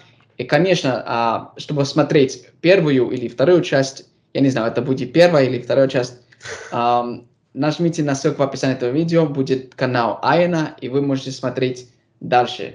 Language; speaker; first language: Russian; non-native, fluent; English